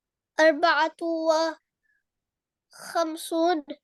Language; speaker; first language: Arabic; non-native, learner; Urdu